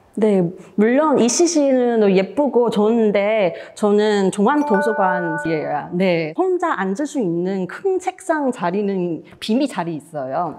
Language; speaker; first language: Korean; non-native, fluent; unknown